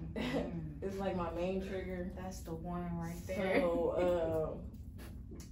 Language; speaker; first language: English; native; English